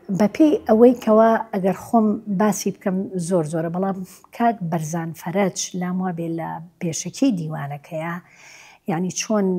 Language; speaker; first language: Central Kurdish; native; Central Kurdish